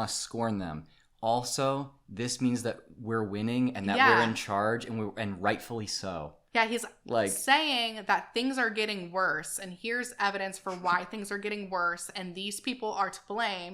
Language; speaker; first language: English; native; English